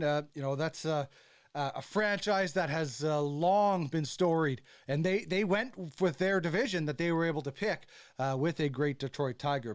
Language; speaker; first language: English; native; English